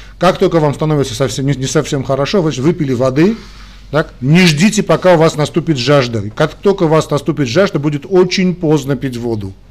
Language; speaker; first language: Russian; non-native, local second language; Armenian